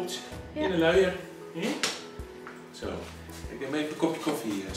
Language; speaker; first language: Dutch; native; Dutch